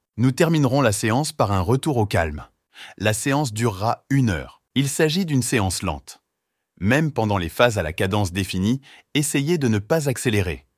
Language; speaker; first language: French; native; French